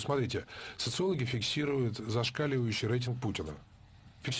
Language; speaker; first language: Russian; native; Russian